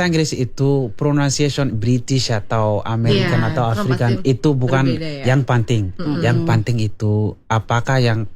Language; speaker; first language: Indonesian; non-native, learner; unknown